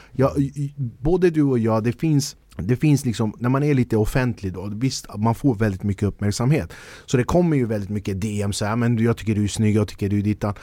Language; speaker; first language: Swedish; early bilingual, other home language; Kurdish